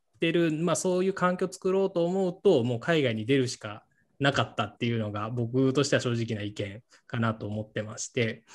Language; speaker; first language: Japanese; native; Japanese